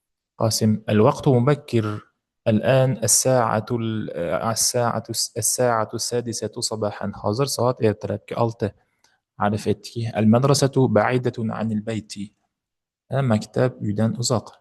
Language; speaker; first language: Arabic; non-native, fluent; Uzbek